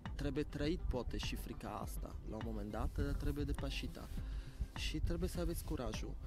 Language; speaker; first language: Romanian; non-native, fluent; Italian